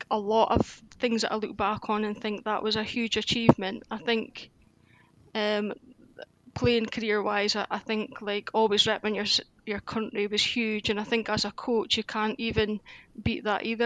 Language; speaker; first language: English; native; English